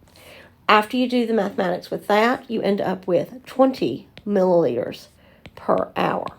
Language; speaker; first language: English; native; English